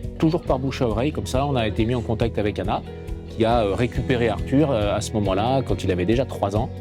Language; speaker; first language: French; native; French